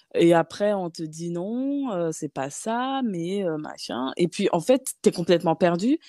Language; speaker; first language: French; native; French